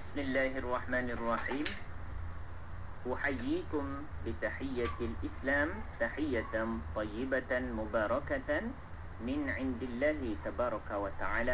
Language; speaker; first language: Arabic; non-native, fluent; Malay